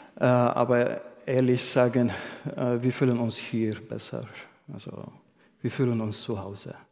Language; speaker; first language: German; non-native, fluent; Arabic